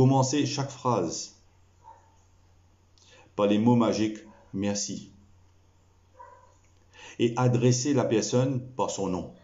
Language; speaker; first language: French; non-native, local second language; Morisyen